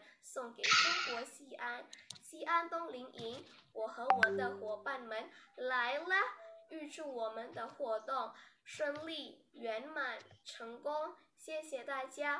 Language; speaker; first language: Chinese; non-native, learner; Indonesian